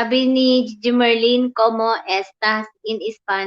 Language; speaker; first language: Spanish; non-native, learner; Filipino